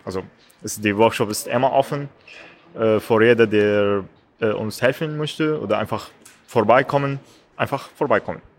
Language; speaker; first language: German; non-native, learner; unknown